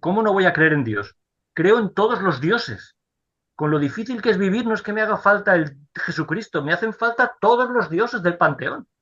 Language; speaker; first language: Spanish; native; Spanish